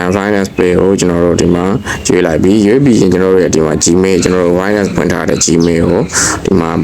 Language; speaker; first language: Burmese; native; Burmese